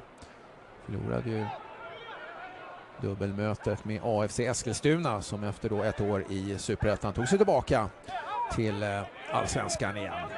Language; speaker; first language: Swedish; native; Swedish